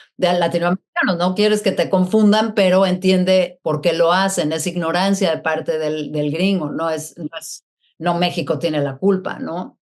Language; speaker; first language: Spanish; native; Spanish